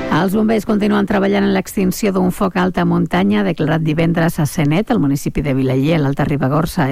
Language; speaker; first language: Catalan; native; Catalan